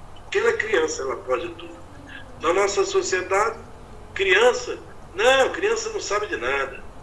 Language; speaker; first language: Portuguese; native; Portuguese